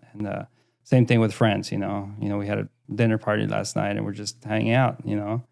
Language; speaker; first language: English; early bilingual, other home language; Spanish